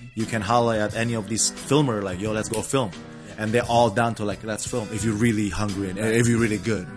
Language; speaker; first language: English; early bilingual, other home language; Indonesian